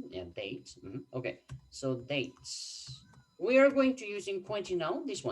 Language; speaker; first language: English; non-native, fluent; Korean